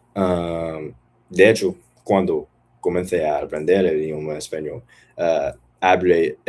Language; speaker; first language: Spanish; non-native, learner; English